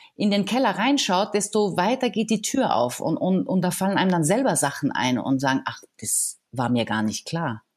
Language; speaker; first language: German; non-native, fluent; French